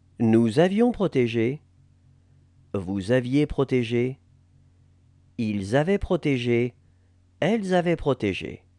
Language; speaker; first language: French; native; French